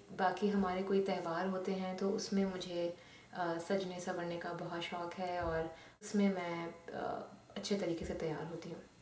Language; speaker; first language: Hindi; non-native, local second language; Urdu